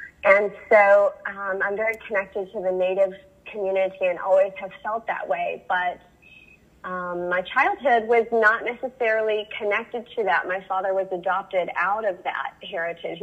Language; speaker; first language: English; native; English